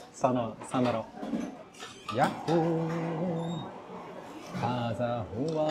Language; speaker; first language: Arabic; non-native, fluent; Japanese